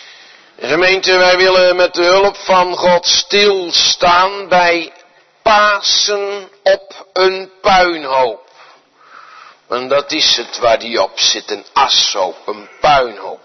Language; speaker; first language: Dutch; native; Dutch